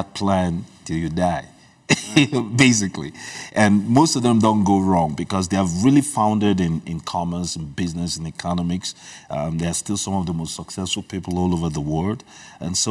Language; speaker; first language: English; early bilingual, other home language; Igbo